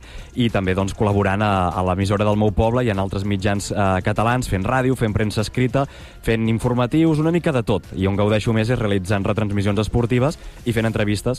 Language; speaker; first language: Catalan; native; Catalan